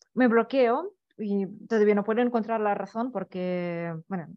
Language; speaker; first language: Spanish; non-native, fluent; Russian